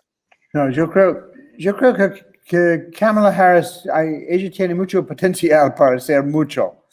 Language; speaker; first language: Spanish; non-native, fluent; English